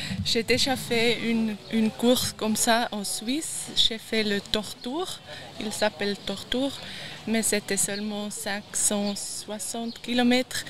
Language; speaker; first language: French; non-native, learner; German